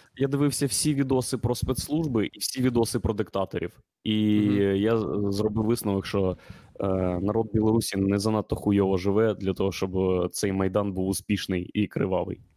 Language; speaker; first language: Ukrainian; native; Ukrainian